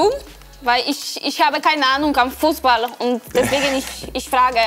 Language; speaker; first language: German; non-native, fluent; Czech